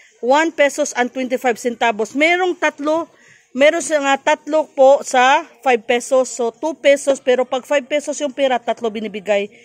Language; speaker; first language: Filipino; native; Filipino